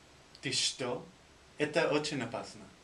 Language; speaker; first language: Russian; non-native, learner; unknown